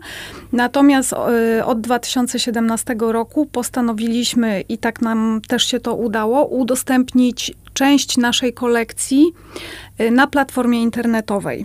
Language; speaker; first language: Polish; native; Polish